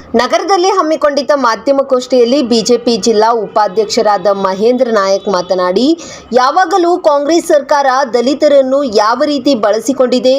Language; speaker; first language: Kannada; native; Kannada